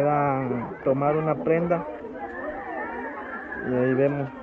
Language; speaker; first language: Spanish; native; Spanish